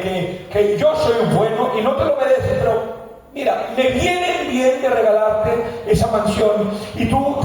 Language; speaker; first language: Spanish; native; Spanish